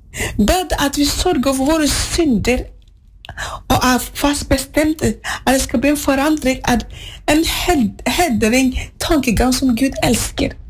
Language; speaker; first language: Swedish; non-native, learner; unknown